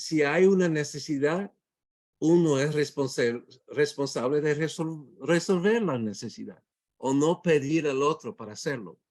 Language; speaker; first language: Spanish; non-native, fluent; English